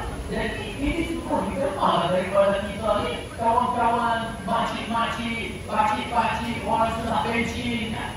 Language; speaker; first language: Malay; non-native, fluent; Arabic